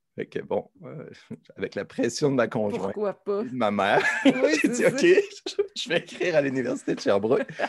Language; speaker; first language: French; native; French